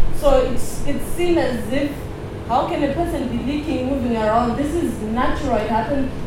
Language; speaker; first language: English; non-native, local second language; Shona